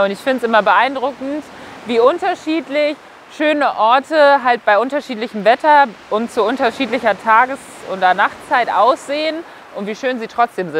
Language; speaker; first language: German; native; German